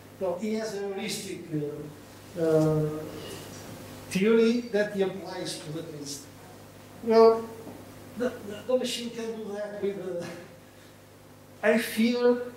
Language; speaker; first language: English; non-native, learner; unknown